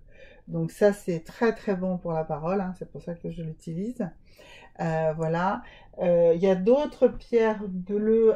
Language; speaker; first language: French; native; French